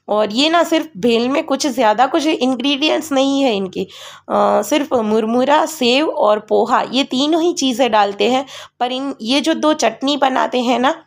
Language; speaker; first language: Hindi; non-native, local second language; Gujarati